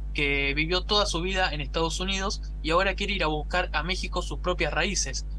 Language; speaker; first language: Spanish; native; Spanish